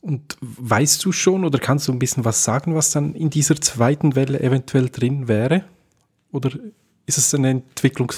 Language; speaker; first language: German; native; German